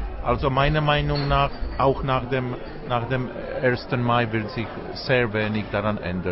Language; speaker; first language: German; non-native, fluent; Czech